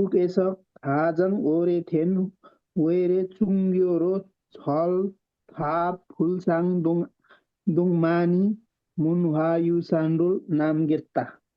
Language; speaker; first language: Korean; non-native, learner; Nepali